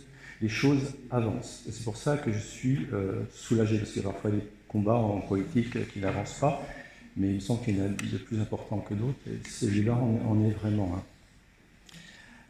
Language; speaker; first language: French; native; French